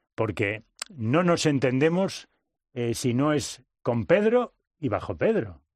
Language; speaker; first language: Spanish; native; Spanish